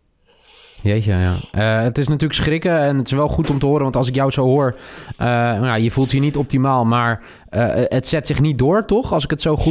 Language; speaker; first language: Dutch; native; Dutch